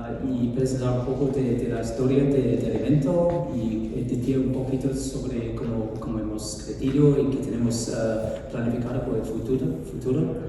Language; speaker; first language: Spanish; non-native, fluent; English